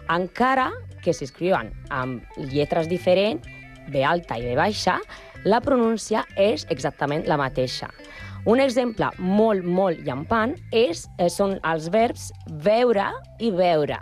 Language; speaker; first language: Catalan; non-native, learner; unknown